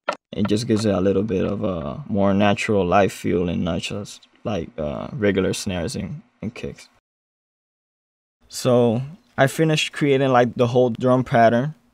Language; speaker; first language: English; non-native, local second language; Spanish